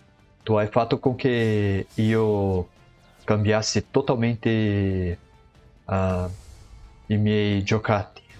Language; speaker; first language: Italian; non-native, learner; Portuguese